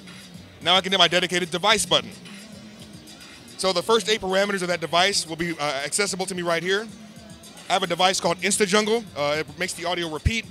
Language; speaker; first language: English; native; English